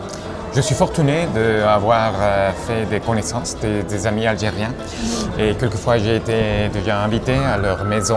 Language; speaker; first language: French; non-native, fluent; Spanish